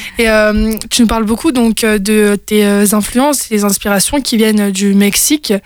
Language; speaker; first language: French; native; French